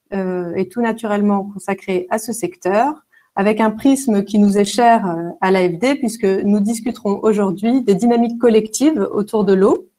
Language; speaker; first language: French; native; French